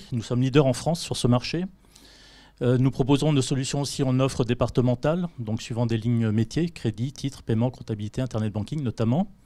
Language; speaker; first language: French; native; French